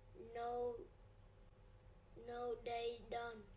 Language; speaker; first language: English; non-native, learner; Vietnamese